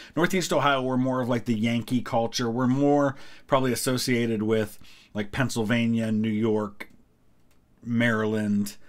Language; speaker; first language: English; native; English